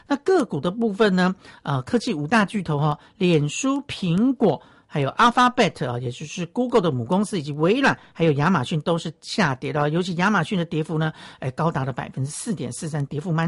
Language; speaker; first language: Chinese; native; Chinese